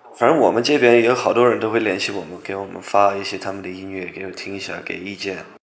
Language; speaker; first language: Chinese; non-native, fluent; English